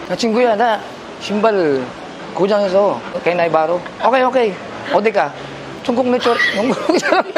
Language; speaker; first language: Korean; non-native, learner; Filipino